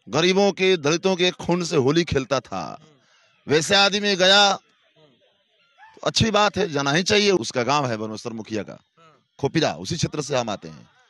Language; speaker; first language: Hindi; native; Hindi